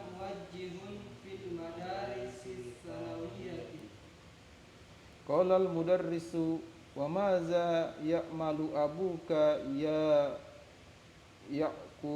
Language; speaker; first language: Arabic; non-native, learner; Indonesian